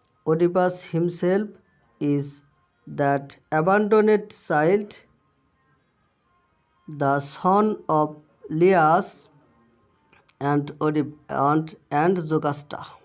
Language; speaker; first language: English; non-native, local second language; Bangla